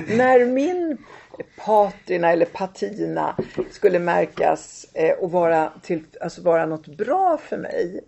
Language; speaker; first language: Swedish; early bilingual, other home language; Italian